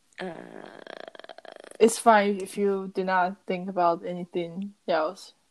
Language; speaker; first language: English; non-native, learner; Chinese